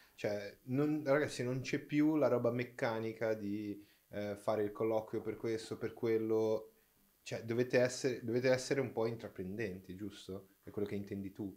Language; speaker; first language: Italian; non-native, fluent; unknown